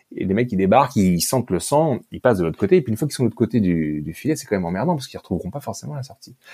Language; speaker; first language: French; native; French